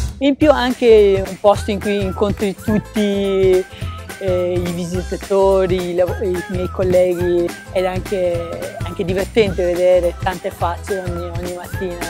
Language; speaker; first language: Italian; non-native, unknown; Somali